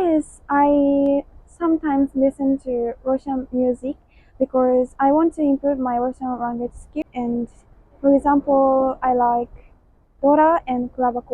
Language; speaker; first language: English; non-native, learner; Japanese